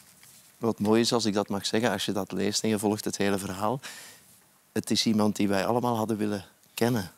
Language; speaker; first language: Dutch; native; Dutch